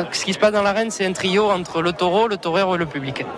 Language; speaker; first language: French; native; French